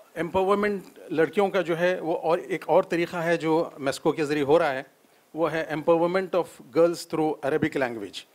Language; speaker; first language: Urdu; native; Urdu